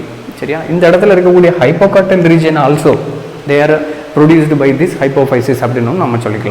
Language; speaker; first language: Tamil; native; Tamil